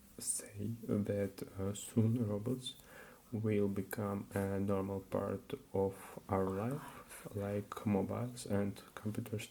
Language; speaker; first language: English; non-native, learner; Russian